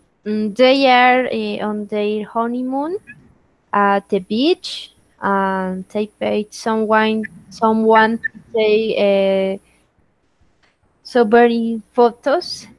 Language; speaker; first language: English; non-native, learner; Spanish